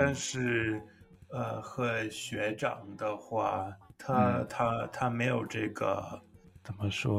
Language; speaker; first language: Chinese; non-native, learner; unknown